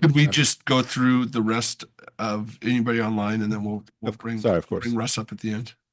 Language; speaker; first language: English; native; English